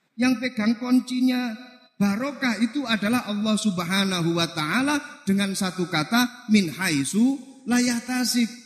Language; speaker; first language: Indonesian; non-native, local second language; Javanese